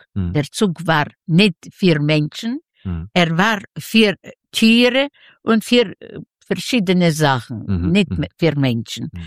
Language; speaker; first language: German; non-native, learner; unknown